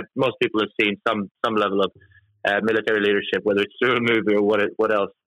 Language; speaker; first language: English; non-native, fluent; Norwegian